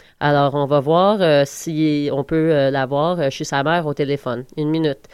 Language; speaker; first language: French; native; French